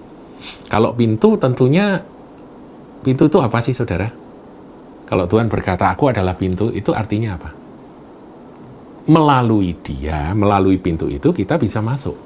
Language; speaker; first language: Indonesian; native; Indonesian